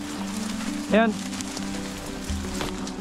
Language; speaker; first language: English; native; English